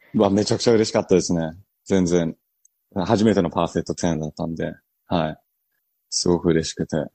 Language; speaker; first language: Japanese; early bilingual, heritage; Japanese